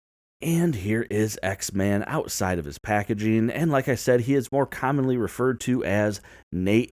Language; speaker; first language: English; native; English